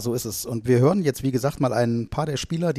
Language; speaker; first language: German; native; German